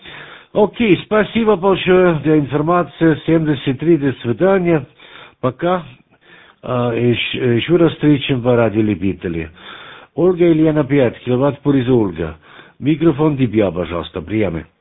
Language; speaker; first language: Russian; non-native, learner; German